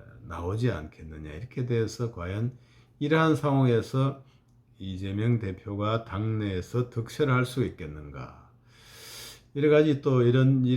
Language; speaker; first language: Korean; native; Korean